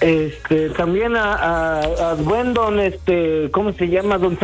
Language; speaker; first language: Spanish; native; Spanish